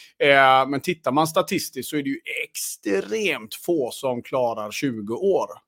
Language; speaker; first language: Swedish; native; Swedish